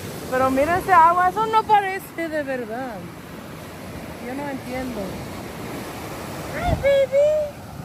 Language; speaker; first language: Spanish; non-native, fluent; English